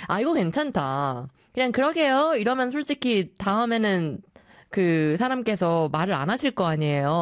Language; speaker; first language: Korean; early bilingual, heritage; Korean